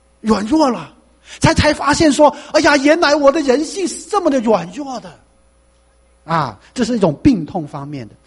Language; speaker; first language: Chinese; non-native, local second language; Cantonese